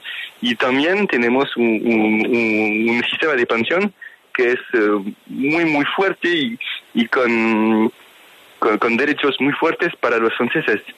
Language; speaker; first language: Spanish; non-native, fluent; French